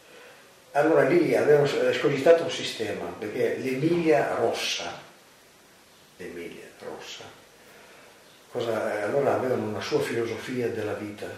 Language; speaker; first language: Italian; non-native, local second language; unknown